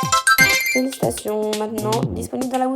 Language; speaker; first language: French; native; French